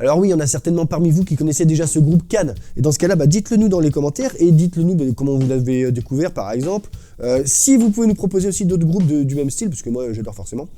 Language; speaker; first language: French; native; French